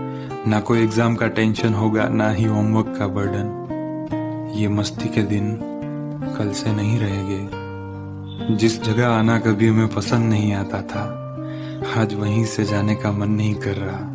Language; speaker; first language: Hindi; native; Hindi